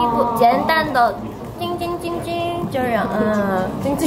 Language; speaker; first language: Chinese; non-native, learner; Korean